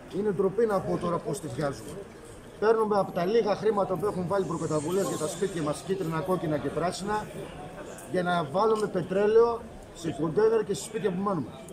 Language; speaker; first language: Greek; native; Greek